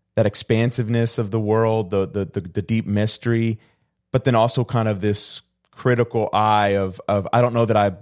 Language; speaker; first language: English; native; English